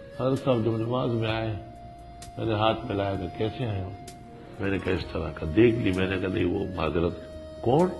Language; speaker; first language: Urdu; non-native, local second language; Pashto